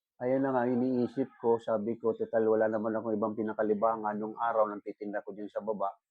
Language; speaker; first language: Filipino; non-native, local second language; Bikol